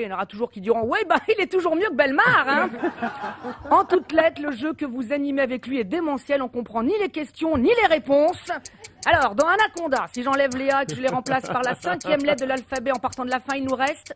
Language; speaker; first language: French; native; French